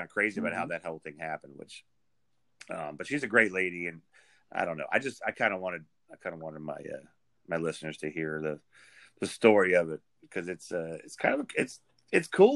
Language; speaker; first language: English; native; English